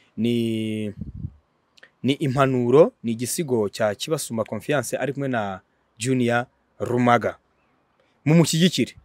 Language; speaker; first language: Kinyarwanda; native; Kinyarwanda